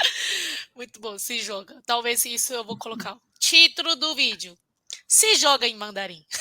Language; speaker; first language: Portuguese; non-native, fluent; Chinese